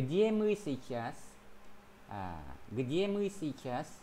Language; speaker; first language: Russian; non-native, fluent; Vietnamese